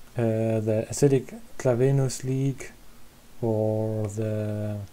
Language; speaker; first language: English; non-native, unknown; German